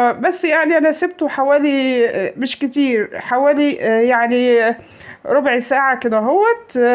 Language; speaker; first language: Arabic; native; Arabic